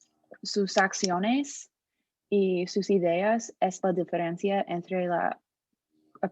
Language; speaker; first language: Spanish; non-native, fluent; English